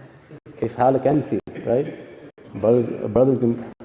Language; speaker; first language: Arabic; non-native, learner; English